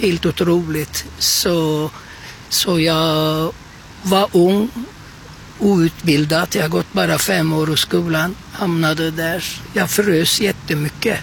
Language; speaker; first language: Swedish; non-native, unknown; Turkish